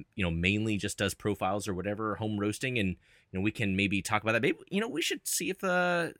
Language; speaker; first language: English; native; English